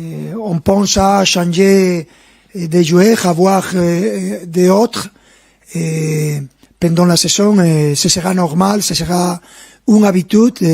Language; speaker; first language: French; non-native, fluent; Spanish